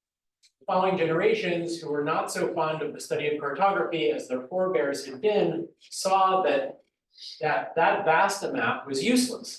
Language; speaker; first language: English; native; English